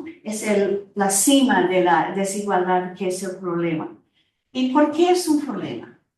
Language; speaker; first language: Spanish; non-native, fluent; English